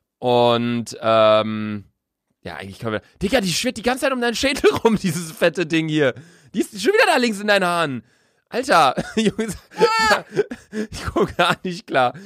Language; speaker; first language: German; native; German